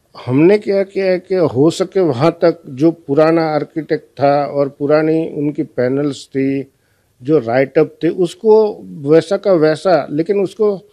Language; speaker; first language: Hindi; non-native, local second language; Gujarati